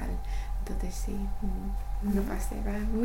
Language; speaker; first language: Spanish; non-native, fluent; English